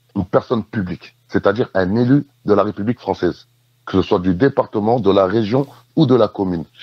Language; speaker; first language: French; native; French